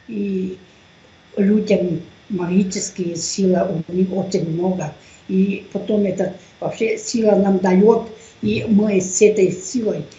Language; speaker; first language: Russian; non-native, local second language; Tuvinian